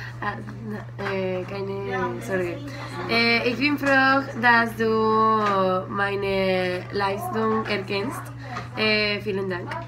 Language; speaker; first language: German; non-native, learner; Spanish